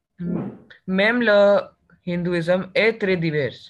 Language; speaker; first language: French; non-native, learner; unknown